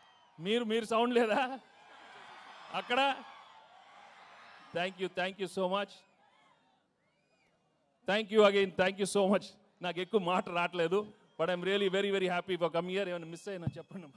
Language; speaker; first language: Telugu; native; Telugu